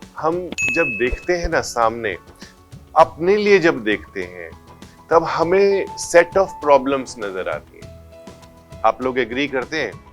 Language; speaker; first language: Hindi; native; Hindi